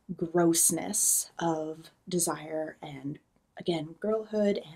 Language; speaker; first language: English; native; English